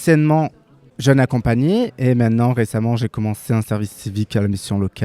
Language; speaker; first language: French; native; French